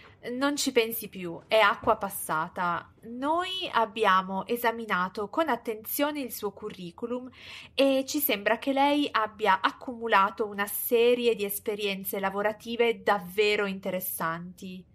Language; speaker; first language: Italian; native; Italian